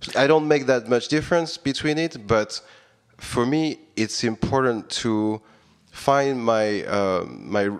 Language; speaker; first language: English; non-native, fluent; French